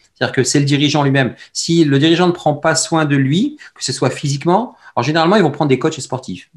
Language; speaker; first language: French; early bilingual, other home language; Arabic